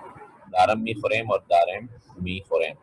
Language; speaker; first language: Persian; non-native, fluent; Urdu